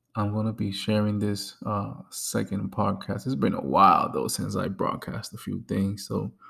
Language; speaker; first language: English; early bilingual, other home language; Spanish